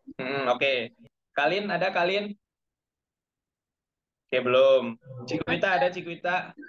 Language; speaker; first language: Indonesian; native; Indonesian